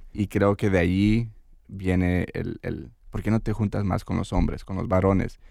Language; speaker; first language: Spanish; early bilingual, heritage; Spanish